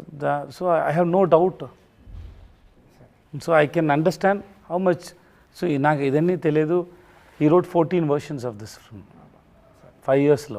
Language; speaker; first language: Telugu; non-native, learner; Tamil